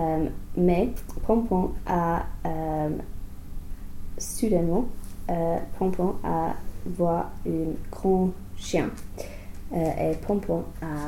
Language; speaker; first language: French; non-native, learner; English